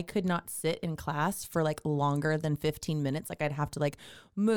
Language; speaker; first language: English; native; English